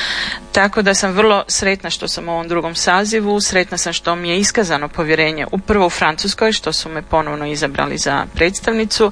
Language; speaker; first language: Serbian; native; Serbian